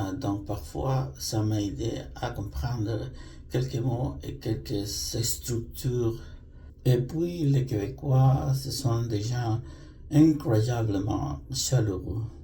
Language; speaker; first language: French; non-native, fluent; Spanish